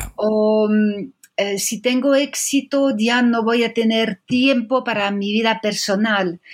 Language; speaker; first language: Spanish; non-native, fluent; French